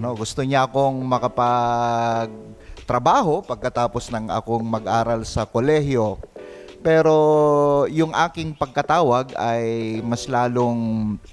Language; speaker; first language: Filipino; non-native, local second language; Iloko